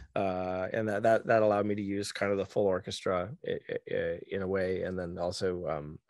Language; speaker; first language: English; native; English